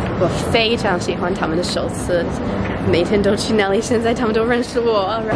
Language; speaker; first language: Chinese; non-native, fluent; English